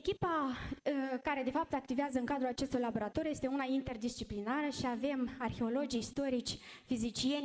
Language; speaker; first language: Romanian; native; Romanian